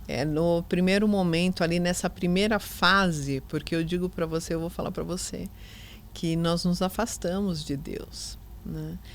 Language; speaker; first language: Portuguese; native; Portuguese